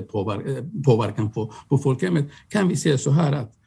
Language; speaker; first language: Swedish; non-native, fluent; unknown